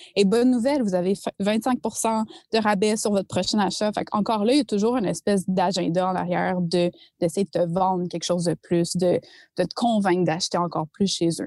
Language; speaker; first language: French; native; French